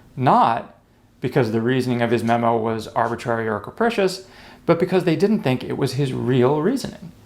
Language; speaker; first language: English; native; English